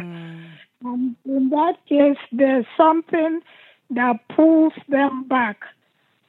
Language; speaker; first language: English; non-native, local second language; Igbo